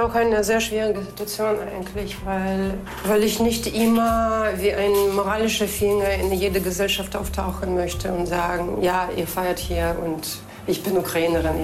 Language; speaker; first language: German; non-native, fluent; Russian